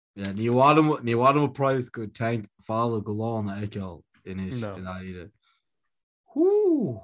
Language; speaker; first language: Irish; native; Irish